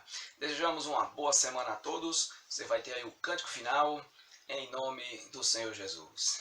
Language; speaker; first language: Portuguese; native; Portuguese